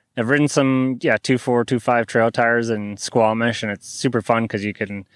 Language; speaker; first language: English; native; English